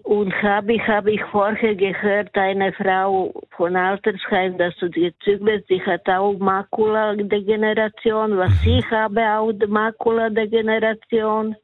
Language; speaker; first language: German; non-native, learner; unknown